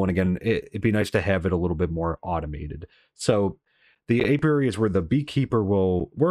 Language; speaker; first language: English; native; English